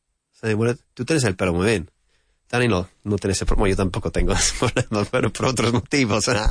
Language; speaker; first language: Spanish; non-native, fluent; English